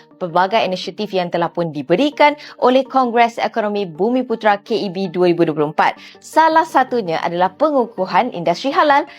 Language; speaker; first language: Malay; native; Malay